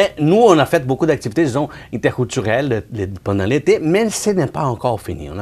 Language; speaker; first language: French; non-native, fluent; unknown